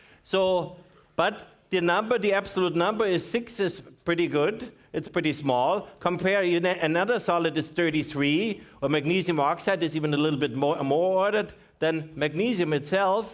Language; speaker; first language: English; non-native, fluent; German